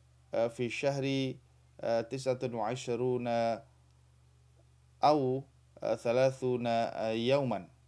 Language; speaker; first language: Arabic; non-native, fluent; Indonesian